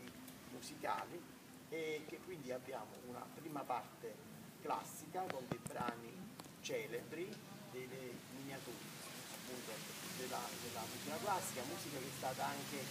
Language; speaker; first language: Italian; native; Italian